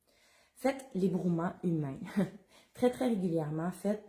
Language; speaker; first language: French; native; French